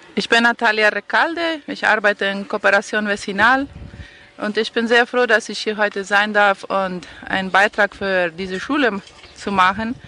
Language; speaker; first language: German; non-native, local second language; Spanish